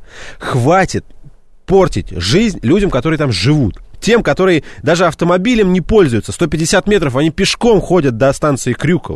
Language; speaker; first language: Russian; native; Russian